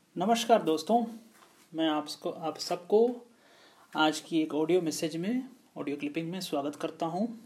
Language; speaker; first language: Hindi; non-native, local second language; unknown